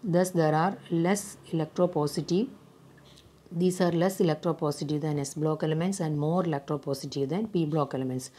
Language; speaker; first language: English; non-native, local second language; Malayalam